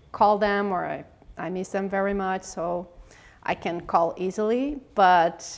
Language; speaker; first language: English; non-native, learner; Portuguese